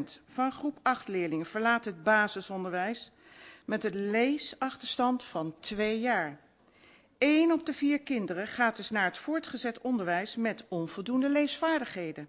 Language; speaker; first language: Dutch; native; Dutch